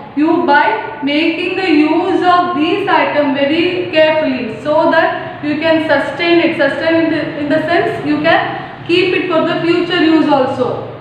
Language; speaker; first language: English; non-native, local second language; Kannada